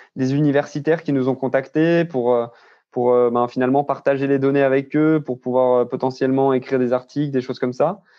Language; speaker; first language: French; native; French